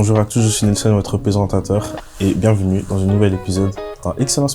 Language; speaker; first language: French; native; French